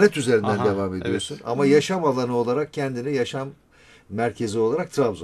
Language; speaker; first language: Turkish; native; Turkish